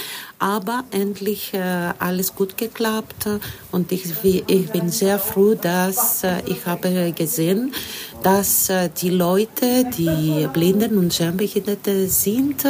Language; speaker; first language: German; non-native, learner; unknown